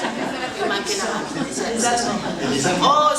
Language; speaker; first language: French; non-native, fluent; Spanish